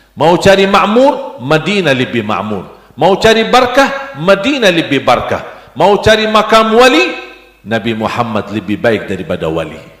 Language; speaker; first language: Indonesian; non-native, fluent; Arabic